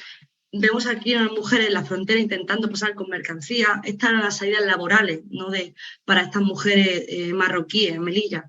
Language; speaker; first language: Spanish; native; Spanish